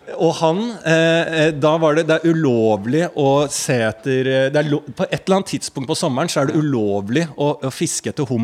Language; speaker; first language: Norwegian; native; Norwegian